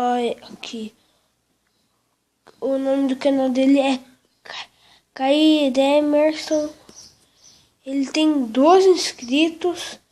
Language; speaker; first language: Portuguese; native; Portuguese